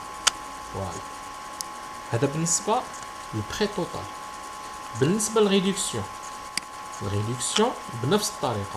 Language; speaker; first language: Arabic; native; Arabic